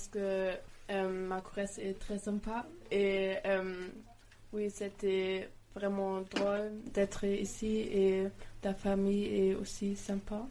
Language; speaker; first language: French; non-native, fluent; German